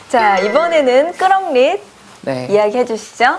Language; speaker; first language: Korean; native; Korean